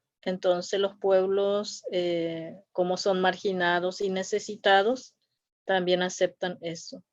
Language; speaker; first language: Spanish; non-native, local second language; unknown